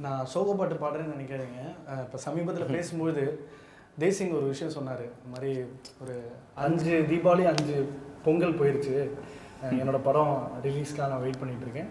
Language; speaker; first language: Tamil; native; Tamil